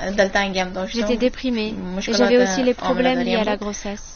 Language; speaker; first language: French; non-native, fluent; Persian